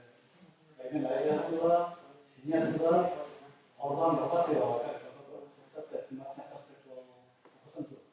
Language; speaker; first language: Basque; non-native, learner; Spanish